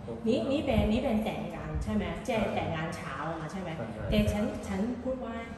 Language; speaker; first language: Thai; non-native, learner; Cantonese